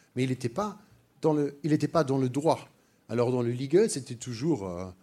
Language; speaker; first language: French; non-native, fluent; German